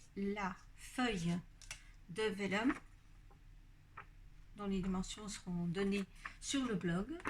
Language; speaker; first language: French; native; French